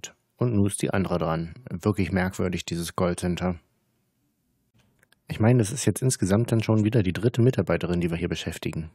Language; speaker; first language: German; native; German